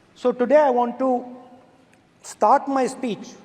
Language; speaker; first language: English; non-native, local second language; Hindi